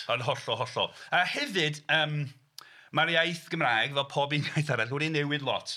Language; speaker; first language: Welsh; non-native, fluent; English